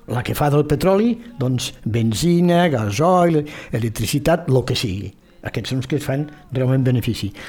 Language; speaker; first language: Catalan; native; Catalan